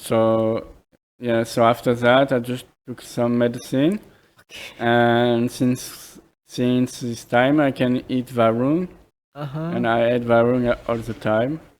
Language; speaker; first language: English; non-native, fluent; French